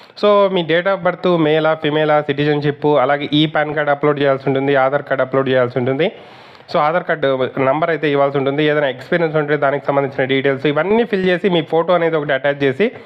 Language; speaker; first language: Telugu; native; Telugu